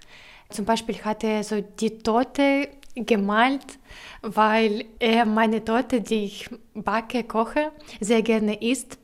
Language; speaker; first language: German; non-native, learner; Ukrainian